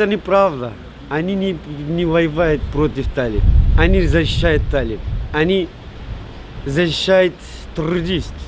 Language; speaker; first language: Russian; non-native, learner; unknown